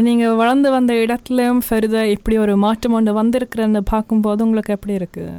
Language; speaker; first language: Tamil; early bilingual, heritage; Tamil